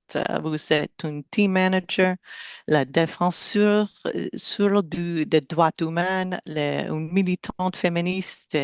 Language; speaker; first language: French; non-native, learner; English